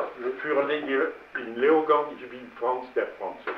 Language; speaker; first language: German; non-native, learner; French